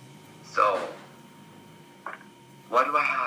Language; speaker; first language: English; non-native, learner; Korean